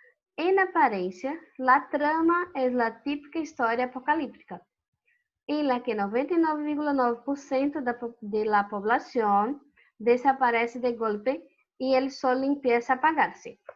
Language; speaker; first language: Spanish; non-native, fluent; Portuguese